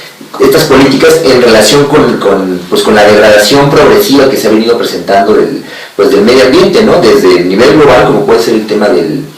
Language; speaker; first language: Spanish; native; Spanish